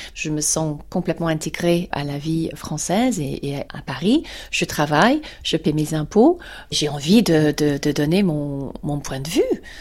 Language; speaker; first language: French; non-native, fluent; English